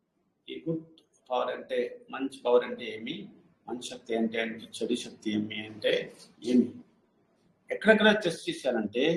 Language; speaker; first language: Telugu; non-native, learner; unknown